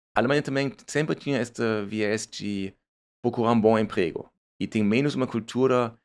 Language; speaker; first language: Portuguese; non-native, fluent; German